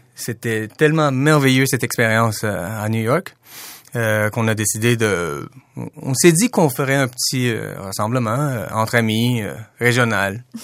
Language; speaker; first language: French; non-native, fluent; Chinese